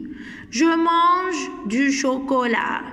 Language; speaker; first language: French; non-native, fluent; Arabic